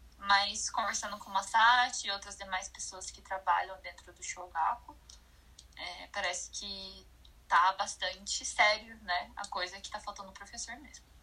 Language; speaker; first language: Portuguese; native; Portuguese